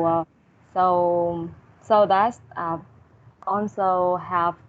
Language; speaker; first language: English; non-native, learner; Vietnamese